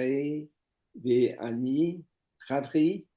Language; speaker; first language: Hebrew; non-native, learner; French